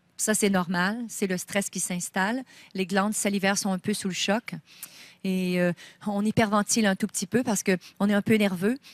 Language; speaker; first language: French; native; French